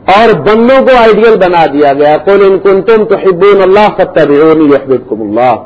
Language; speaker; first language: Urdu; native; Urdu